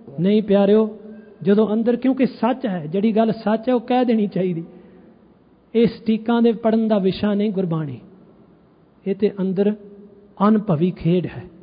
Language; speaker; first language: Punjabi; early bilingual, heritage; Punjabi